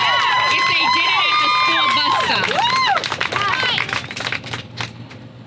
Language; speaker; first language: English; native; English